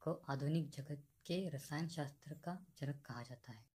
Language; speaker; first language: Hindi; non-native, local second language; Marathi